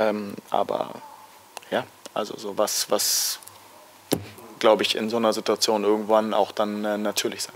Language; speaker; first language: German; native; German